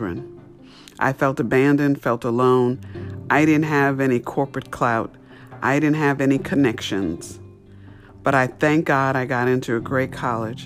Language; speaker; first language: English; native; English